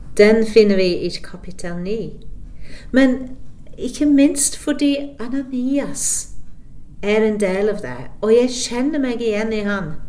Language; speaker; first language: Norwegian; non-native, fluent; English